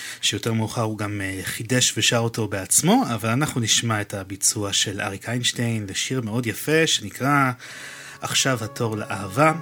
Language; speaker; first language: Hebrew; native; Hebrew